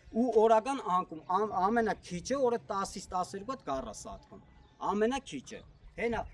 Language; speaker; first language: Armenian; native; Armenian